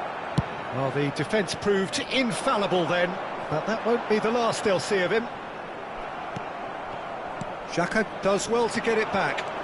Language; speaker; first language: English; native; English